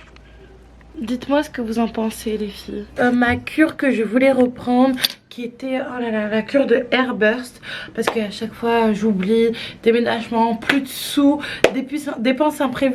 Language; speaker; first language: French; native; French